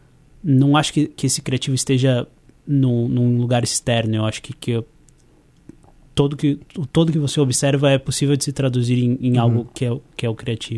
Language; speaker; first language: Portuguese; non-native, fluent; Spanish